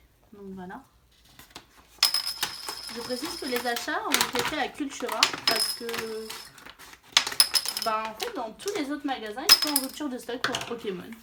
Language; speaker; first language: French; native; French